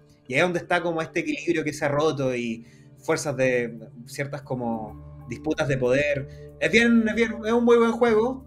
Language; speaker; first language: Spanish; native; Spanish